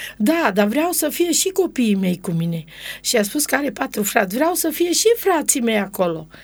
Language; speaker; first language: Romanian; non-native, local second language; Romany